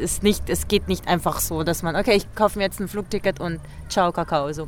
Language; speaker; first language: German; early bilingual, other home language; Filipino